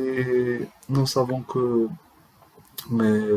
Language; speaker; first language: French; non-native, learner; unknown